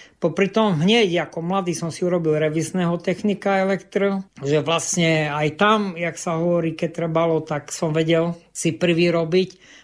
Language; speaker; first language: Slovak; non-native, local second language; Rusyn